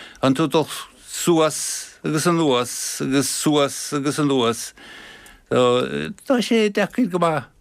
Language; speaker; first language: Irish; native; Irish